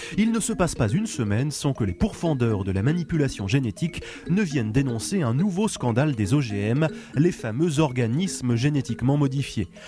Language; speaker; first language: French; native; French